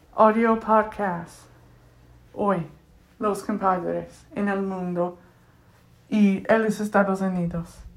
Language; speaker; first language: Spanish; non-native, learner; English